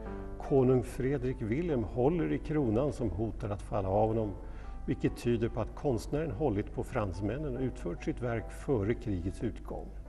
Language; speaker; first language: Swedish; native; Swedish